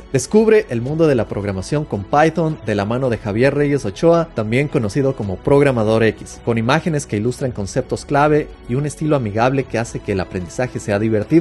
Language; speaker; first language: Spanish; native; Spanish